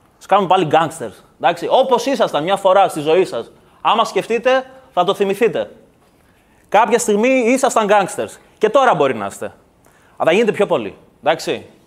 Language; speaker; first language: Greek; early bilingual, other home language; Kurdish